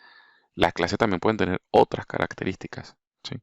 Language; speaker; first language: Spanish; native; Spanish